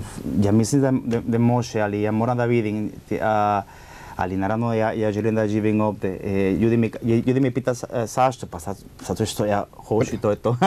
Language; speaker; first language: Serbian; non-native, learner; Spanish